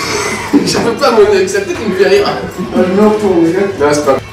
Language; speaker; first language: French; native; French